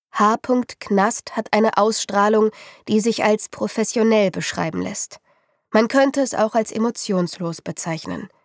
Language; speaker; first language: German; native; German